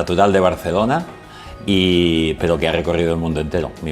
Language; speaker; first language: Spanish; native; Spanish